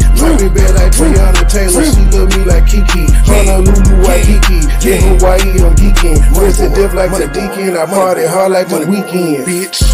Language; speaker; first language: English; native; English